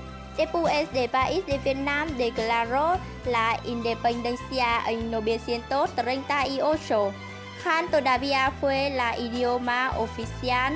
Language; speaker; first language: Spanish; non-native, learner; Vietnamese